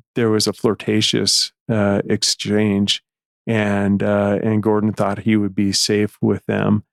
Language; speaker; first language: English; native; English